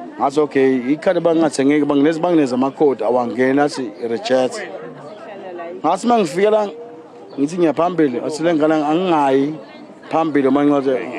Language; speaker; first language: Zulu; native; Zulu